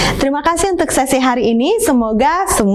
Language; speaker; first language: Indonesian; native; Indonesian